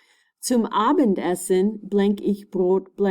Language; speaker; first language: German; non-native, fluent; English